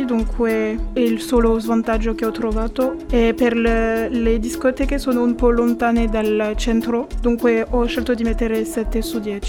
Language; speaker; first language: Italian; non-native, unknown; French